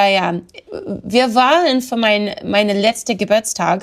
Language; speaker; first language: German; non-native, learner; English